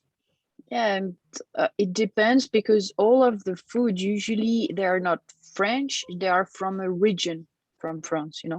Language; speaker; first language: English; non-native, fluent; French